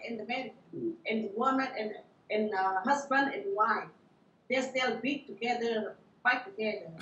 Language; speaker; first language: English; non-native, learner; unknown